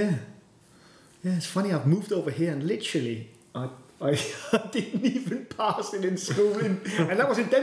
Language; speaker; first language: English; non-native, fluent; Danish